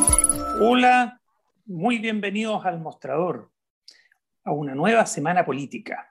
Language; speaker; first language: Spanish; native; Spanish